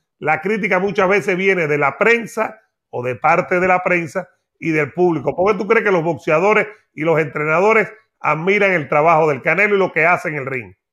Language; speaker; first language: Spanish; native; Spanish